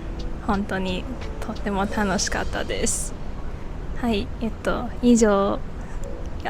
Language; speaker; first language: Japanese; non-native, learner; English